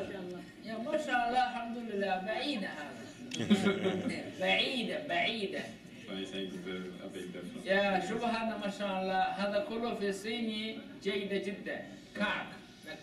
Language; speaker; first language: Arabic; non-native, learner; Chinese